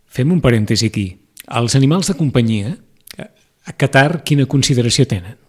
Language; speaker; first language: Catalan; native; Catalan